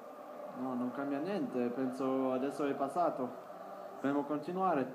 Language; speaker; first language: Italian; non-native, fluent; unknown